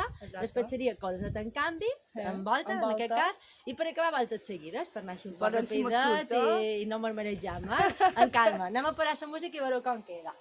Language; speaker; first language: Catalan; native; Catalan